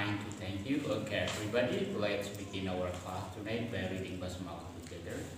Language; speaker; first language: English; non-native, fluent; Indonesian